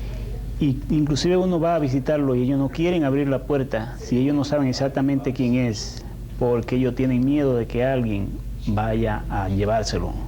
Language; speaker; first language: Spanish; non-native, fluent; English